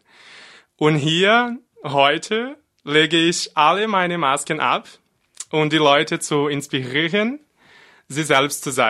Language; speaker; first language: German; non-native, fluent; Portuguese